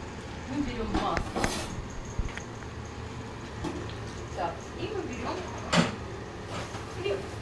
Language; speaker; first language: Russian; native; Russian